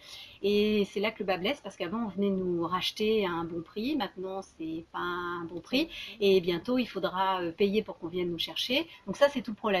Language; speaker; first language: French; native; French